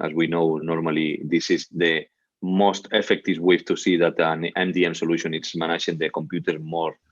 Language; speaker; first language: English; non-native, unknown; Catalan